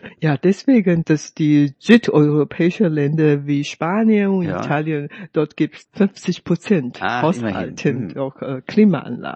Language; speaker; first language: German; non-native, fluent; Chinese